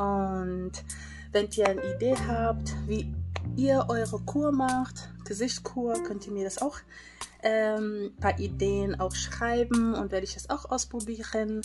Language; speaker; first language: German; non-native, fluent; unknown